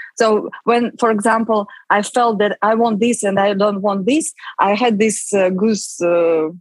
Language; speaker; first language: English; non-native, fluent; Russian